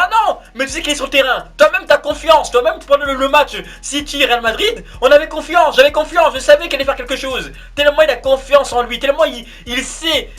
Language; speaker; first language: French; native; French